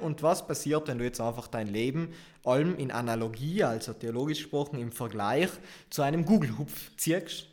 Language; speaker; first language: German; native; German